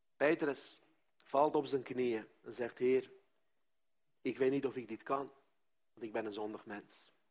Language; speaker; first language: Dutch; non-native, fluent; Armenian